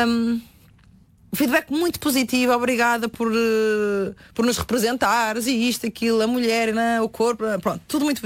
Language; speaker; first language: Portuguese; native; Portuguese